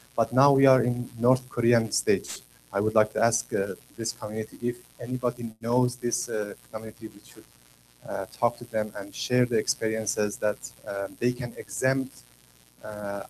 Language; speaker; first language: English; non-native, learner; Persian